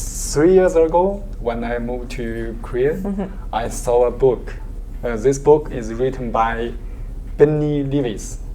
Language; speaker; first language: English; non-native, learner; Chinese